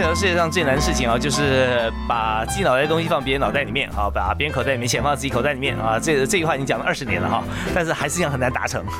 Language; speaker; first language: Chinese; native; Chinese